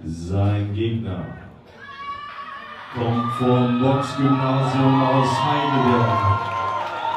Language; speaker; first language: German; native; German